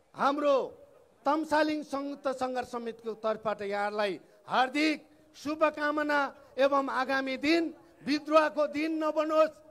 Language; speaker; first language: Nepali; non-native, local second language; Eastern Tamang